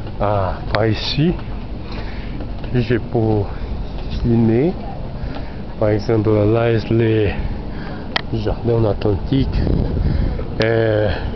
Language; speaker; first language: French; non-native, learner; Portuguese